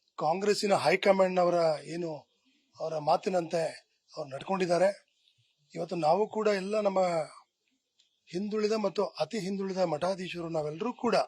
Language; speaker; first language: Kannada; non-native, local second language; Lambadi